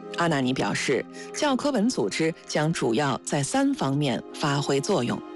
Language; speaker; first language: Chinese; native; Chinese